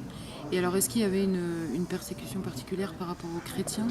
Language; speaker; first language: French; native; French